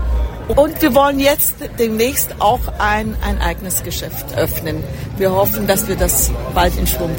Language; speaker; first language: German; early bilingual, heritage; German